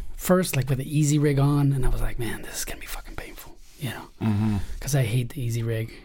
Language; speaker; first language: English; early bilingual, other home language; Spanish